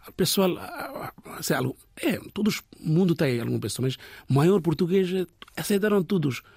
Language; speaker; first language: Portuguese; non-native, learner; Bangla